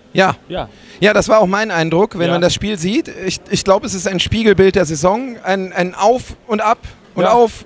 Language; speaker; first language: German; native; German